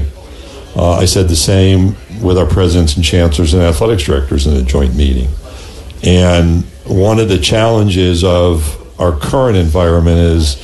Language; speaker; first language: English; native; English